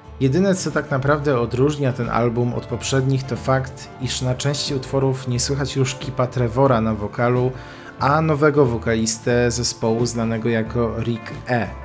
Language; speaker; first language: Polish; native; Polish